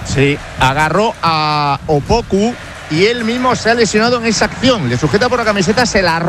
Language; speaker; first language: Spanish; native; Spanish